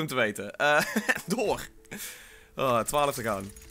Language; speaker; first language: Dutch; native; Dutch